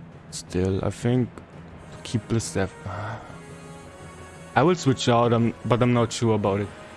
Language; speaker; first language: English; non-native, fluent; German